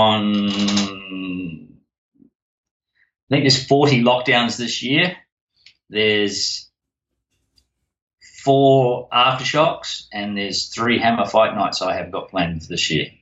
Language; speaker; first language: English; native; English